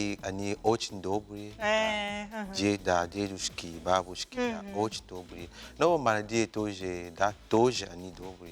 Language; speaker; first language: Russian; non-native, learner; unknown